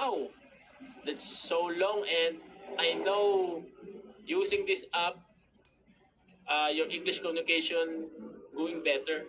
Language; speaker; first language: English; non-native, learner; Filipino